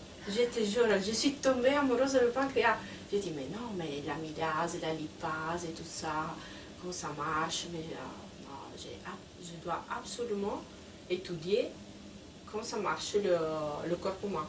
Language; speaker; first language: French; non-native, fluent; Italian